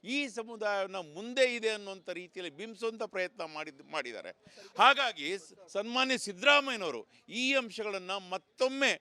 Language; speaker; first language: Kannada; non-native, local second language; Lambadi